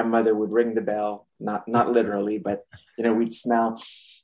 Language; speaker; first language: English; non-native, fluent; French